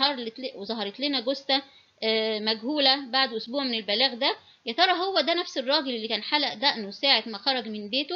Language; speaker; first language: Arabic; native; Arabic